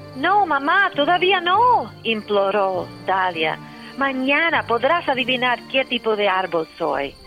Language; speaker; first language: Spanish; early bilingual, heritage; Spanish